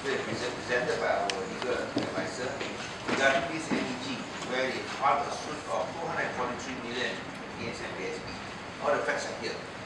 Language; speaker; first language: English; non-native, local second language; Min Nan Chinese